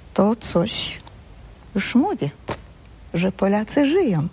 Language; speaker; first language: Polish; early bilingual, heritage; Polish